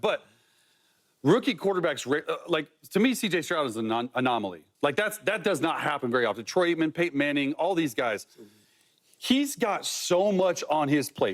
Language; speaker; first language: English; native; English